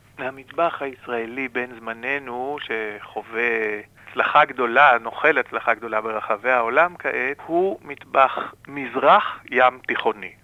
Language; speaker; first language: Hebrew; native; Hebrew